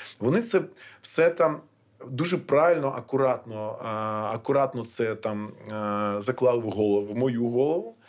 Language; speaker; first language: Ukrainian; non-native, local second language; Russian